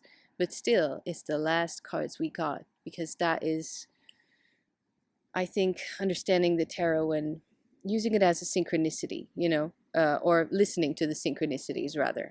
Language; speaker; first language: English; non-native, fluent; Dutch